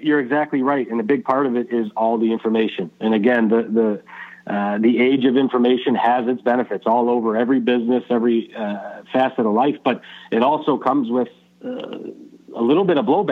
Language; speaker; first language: English; native; English